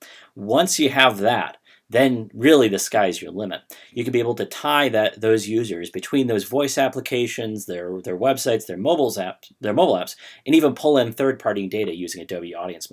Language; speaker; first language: English; native; English